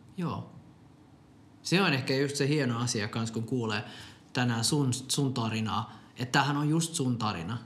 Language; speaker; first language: Finnish; non-native, local second language; Swedish